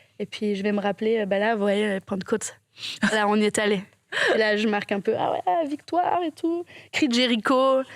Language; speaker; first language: French; native; French